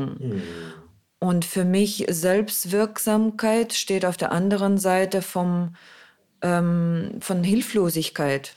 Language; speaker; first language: German; non-native, fluent; Russian